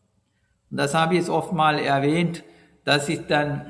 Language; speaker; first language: German; non-native, fluent; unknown